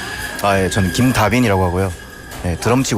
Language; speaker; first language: Korean; native; Korean